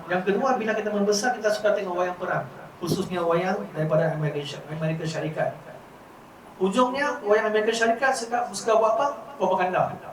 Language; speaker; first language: Malay; non-native, local second language; Chinese